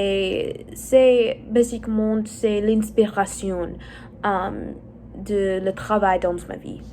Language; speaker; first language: French; non-native, learner; English